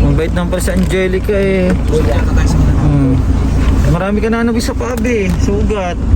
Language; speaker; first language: Filipino; native; Filipino